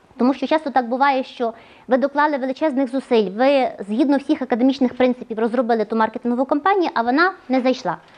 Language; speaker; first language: Ukrainian; native; Ukrainian